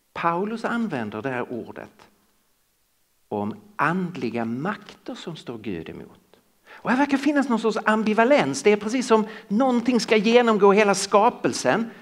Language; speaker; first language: Swedish; native; Swedish